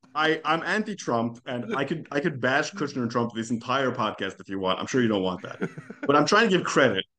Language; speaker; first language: English; non-native, fluent; Hebrew